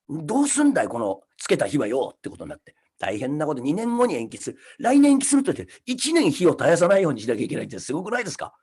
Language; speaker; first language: Japanese; native; Japanese